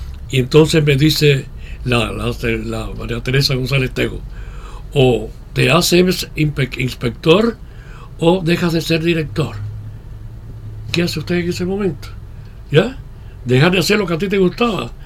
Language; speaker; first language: Spanish; native; Spanish